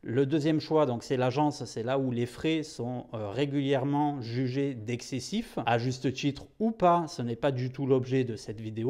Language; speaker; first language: French; native; French